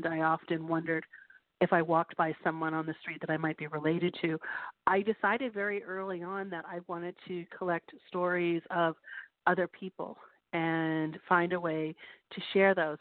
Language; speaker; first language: English; native; English